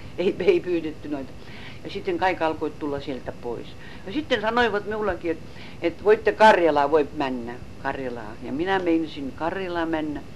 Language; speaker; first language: Finnish; native; Finnish